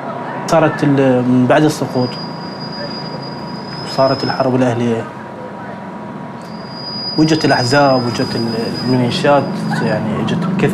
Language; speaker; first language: Arabic; native; Arabic